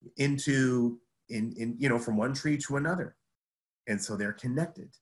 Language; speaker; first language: English; native; English